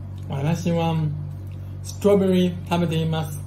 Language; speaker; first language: Japanese; non-native, learner; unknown